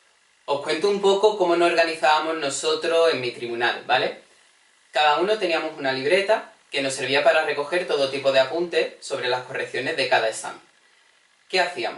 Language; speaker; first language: Spanish; native; Spanish